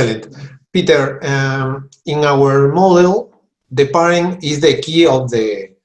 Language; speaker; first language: English; non-native, learner; Spanish